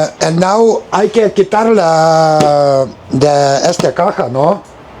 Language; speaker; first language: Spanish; non-native, learner; Lithuanian